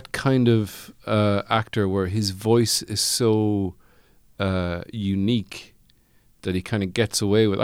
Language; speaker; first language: English; native; English